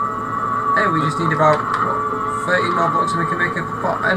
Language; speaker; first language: English; native; English